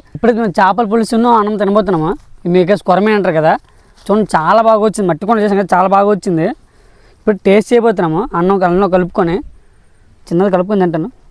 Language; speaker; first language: Telugu; non-native, local second language; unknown